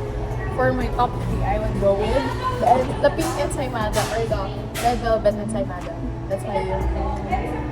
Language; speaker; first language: English; non-native, local second language; Filipino